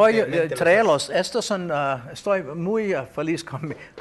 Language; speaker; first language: Spanish; non-native, fluent; English